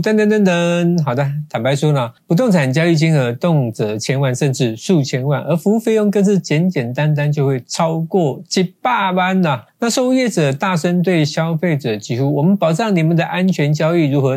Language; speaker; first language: Chinese; native; Chinese